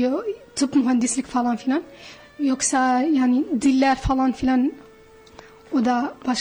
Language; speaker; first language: Turkish; non-native, fluent; Arabic